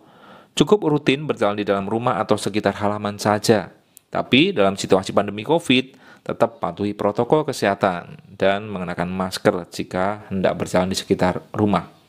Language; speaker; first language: Indonesian; native; Indonesian